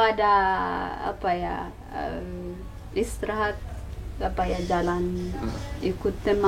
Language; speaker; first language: Indonesian; non-native, learner; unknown